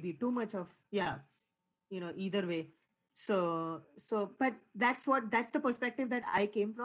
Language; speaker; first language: English; non-native, local second language; Hindi